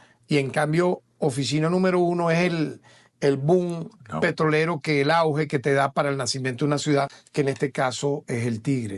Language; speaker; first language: Spanish; native; Spanish